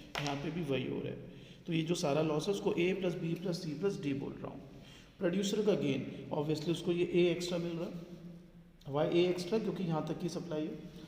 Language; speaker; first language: Hindi; native; Hindi